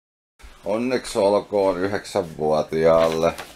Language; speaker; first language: Finnish; native; Finnish